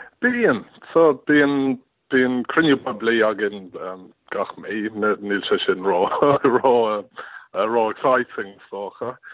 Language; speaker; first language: Irish; non-native, learner; English